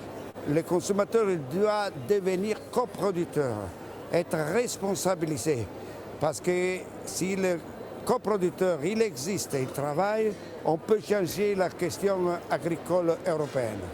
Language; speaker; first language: French; non-native, fluent; Italian